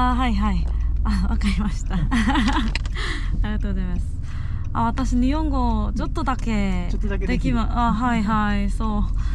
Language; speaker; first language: Japanese; non-native, learner; Korean